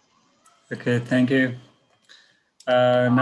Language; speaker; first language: English; non-native, learner; Mongolian